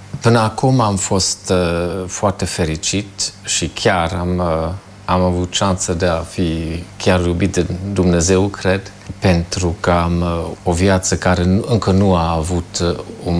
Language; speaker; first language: Romanian; non-native, fluent; German